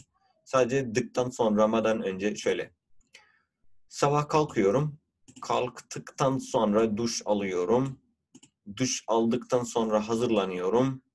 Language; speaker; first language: Turkish; non-native, fluent; Urdu